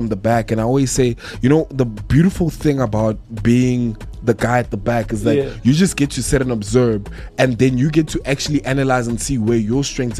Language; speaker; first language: English; non-native, local second language; Tswana